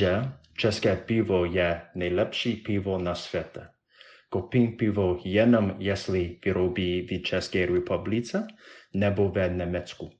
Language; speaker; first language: Czech; non-native, learner; English